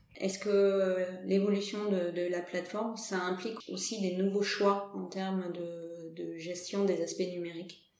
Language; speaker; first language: French; native; French